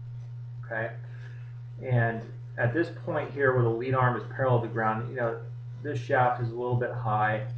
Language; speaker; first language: English; native; English